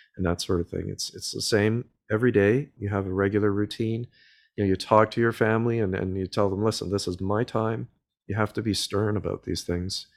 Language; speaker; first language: English; native; English